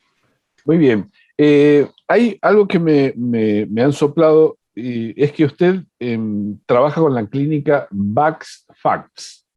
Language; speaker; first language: Spanish; native; Spanish